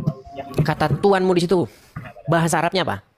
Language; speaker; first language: Indonesian; native; Indonesian